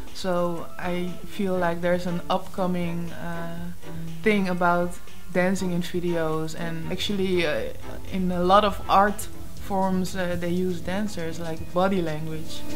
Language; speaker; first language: English; non-native, fluent; Dutch